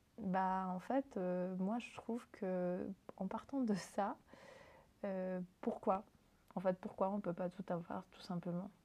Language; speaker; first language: French; non-native, fluent; Spanish